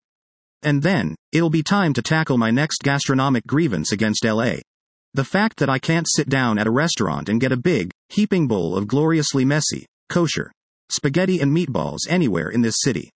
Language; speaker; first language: English; early bilingual, other home language; Persian